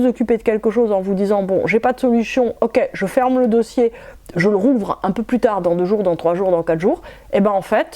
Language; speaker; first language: French; native; French